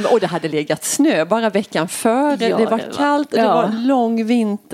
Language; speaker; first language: Swedish; native; Swedish